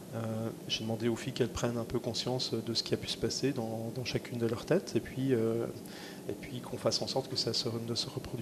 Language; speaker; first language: French; native; French